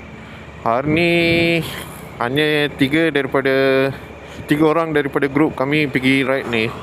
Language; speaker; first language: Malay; non-native, local second language; Tamil